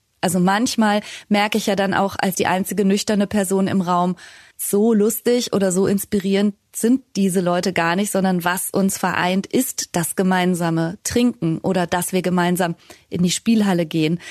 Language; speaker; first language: German; native; German